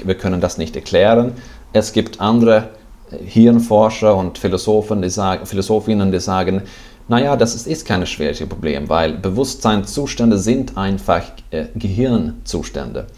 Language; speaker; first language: German; non-native, fluent; Swedish